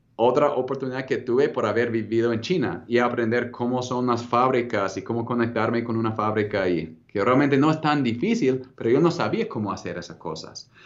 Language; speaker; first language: Spanish; non-native, fluent; English